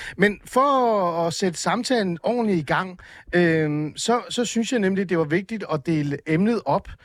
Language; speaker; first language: Danish; early bilingual, other home language; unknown